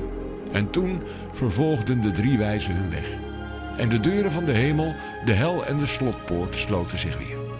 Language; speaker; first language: Dutch; native; Dutch